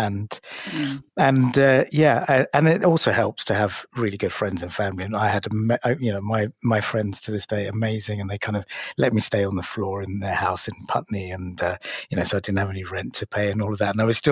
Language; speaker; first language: English; native; English